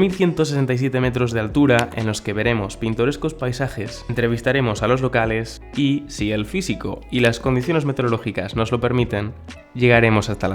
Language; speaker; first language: Spanish; native; Spanish